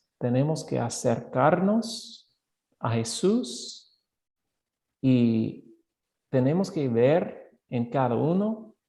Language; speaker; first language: Spanish; non-native, fluent; English